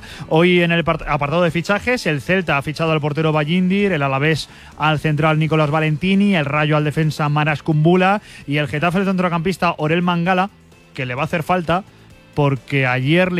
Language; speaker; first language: Spanish; native; Spanish